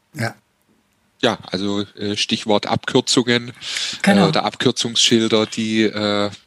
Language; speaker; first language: German; native; German